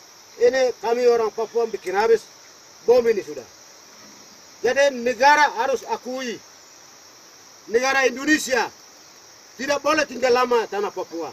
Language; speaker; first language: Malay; non-native, local second language; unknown